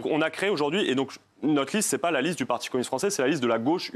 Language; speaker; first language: French; native; French